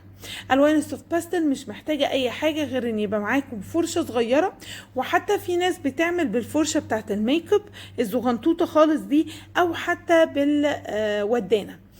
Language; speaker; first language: Arabic; native; Arabic